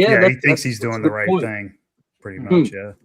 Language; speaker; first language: English; native; English